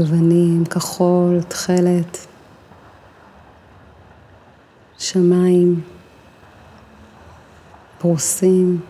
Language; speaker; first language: Hebrew; native; Hebrew